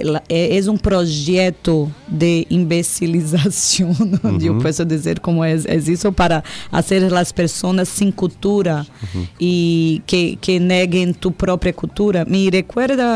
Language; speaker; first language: Spanish; non-native, learner; Portuguese